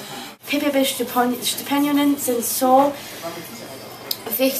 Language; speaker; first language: German; non-native, learner; English